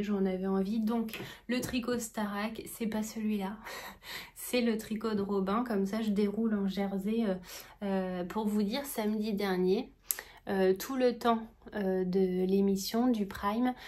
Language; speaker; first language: French; native; French